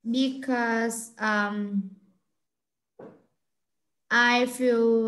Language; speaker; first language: English; non-native, learner; Vietnamese